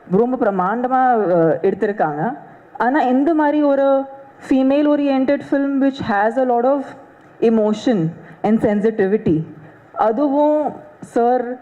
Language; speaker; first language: Tamil; non-native, fluent; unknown